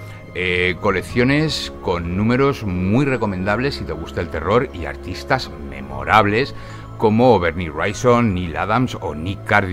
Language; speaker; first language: Spanish; native; Spanish